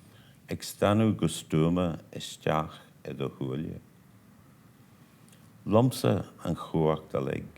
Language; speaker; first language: Irish; non-native, local second language; English